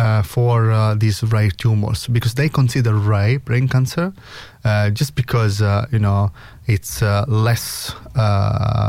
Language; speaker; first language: English; non-native, fluent; Italian